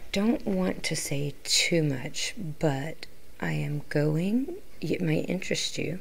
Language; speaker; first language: English; native; English